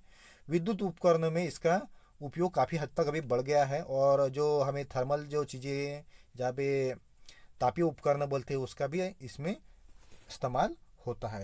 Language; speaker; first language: Hindi; non-native, local second language; Marathi